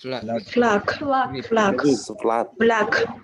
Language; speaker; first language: Russian; non-native, learner; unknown